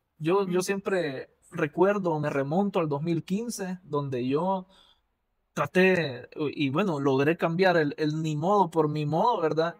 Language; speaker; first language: Spanish; native; Spanish